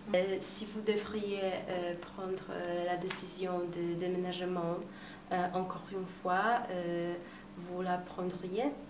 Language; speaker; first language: French; non-native, learner; Polish